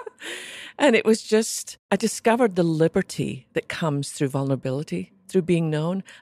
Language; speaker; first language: English; native; English